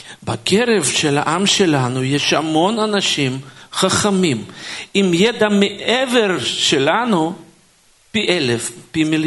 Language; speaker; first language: Hebrew; non-native, fluent; Russian